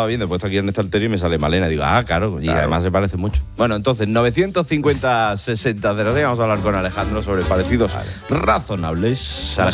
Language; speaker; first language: Spanish; native; Spanish